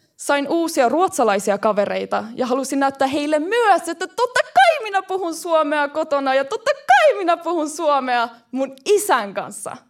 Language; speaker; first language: Finnish; early bilingual, heritage; Swedish